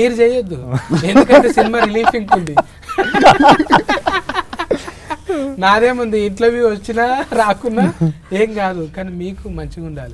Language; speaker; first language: Telugu; native; Telugu